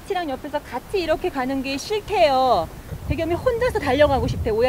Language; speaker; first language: Korean; native; Korean